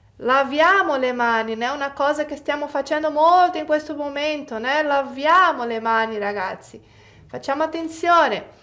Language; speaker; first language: Italian; non-native, fluent; Portuguese